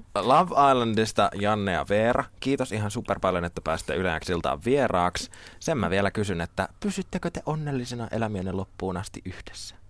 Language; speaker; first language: Finnish; native; Finnish